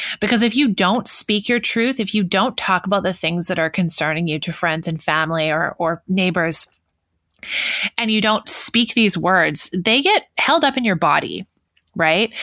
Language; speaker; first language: English; native; English